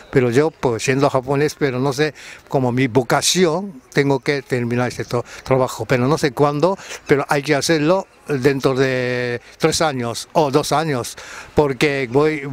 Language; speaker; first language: Spanish; non-native, fluent; Japanese